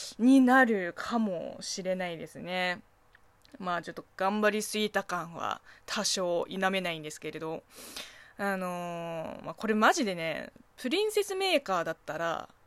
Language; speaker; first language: Japanese; non-native, fluent; Chinese